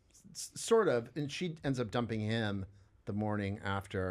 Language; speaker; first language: English; native; English